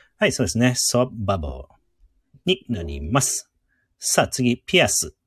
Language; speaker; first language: Japanese; native; Japanese